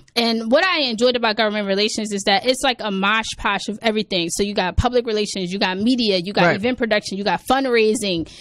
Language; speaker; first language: English; native; English